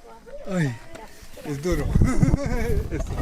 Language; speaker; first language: Spanish; non-native, learner; English